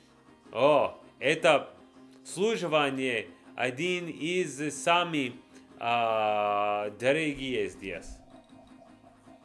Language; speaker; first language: Russian; non-native, learner; English